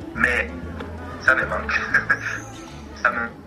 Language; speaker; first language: French; non-native, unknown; Spanish